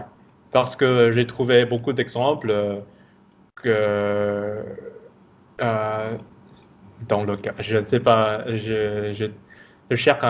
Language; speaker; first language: French; non-native, fluent; Vietnamese